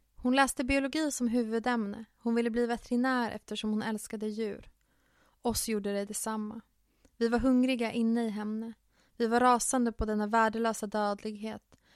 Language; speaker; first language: Swedish; early bilingual, other home language; Finnish